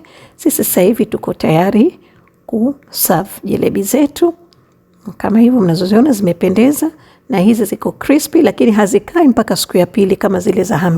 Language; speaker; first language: Swahili; native; Swahili